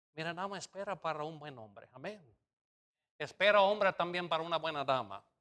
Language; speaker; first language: Spanish; non-native, fluent; English